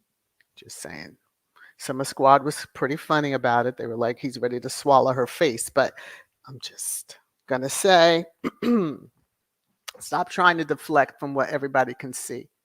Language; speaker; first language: English; native; English